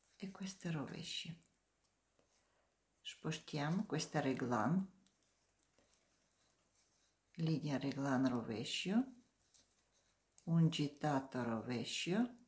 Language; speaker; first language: Italian; non-native, learner; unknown